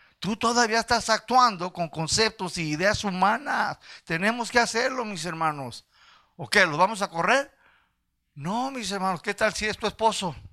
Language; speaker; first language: Spanish; early bilingual, heritage; Spanish